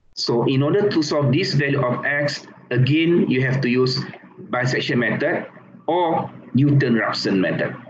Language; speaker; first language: English; non-native, local second language; Malay